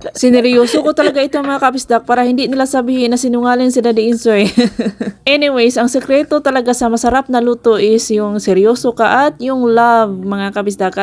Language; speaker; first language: Filipino; non-native, local second language; Cebuano